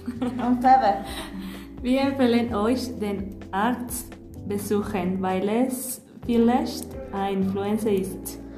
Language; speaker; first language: German; non-native, learner; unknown